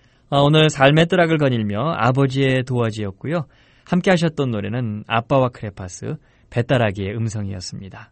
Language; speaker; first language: Korean; native; Korean